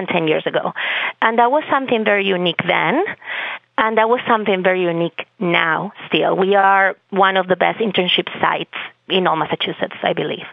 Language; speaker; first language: English; non-native, fluent; Spanish